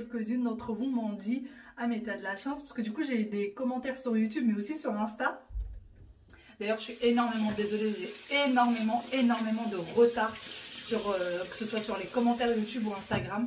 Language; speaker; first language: French; native; French